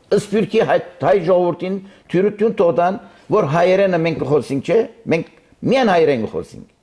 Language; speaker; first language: Armenian; early bilingual, heritage; Armenian